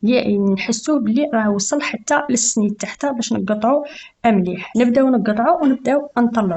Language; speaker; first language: Arabic; native; Arabic